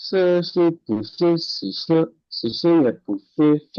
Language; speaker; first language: Chinese; non-native, learner; Burmese